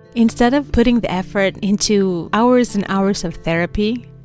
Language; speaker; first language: English; non-native, fluent; Swedish